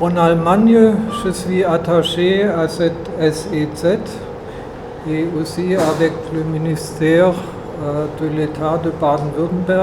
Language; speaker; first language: French; non-native, learner; German